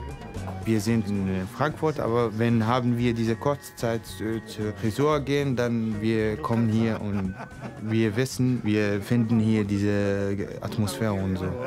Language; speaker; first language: German; non-native, learner; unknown